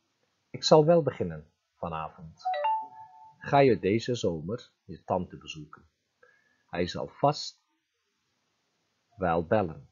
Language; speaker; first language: Dutch; non-native, fluent; Turkish